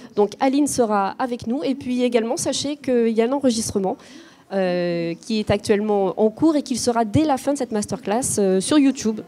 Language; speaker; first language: French; native; French